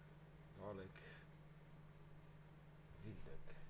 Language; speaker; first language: Swedish; non-native, learner; English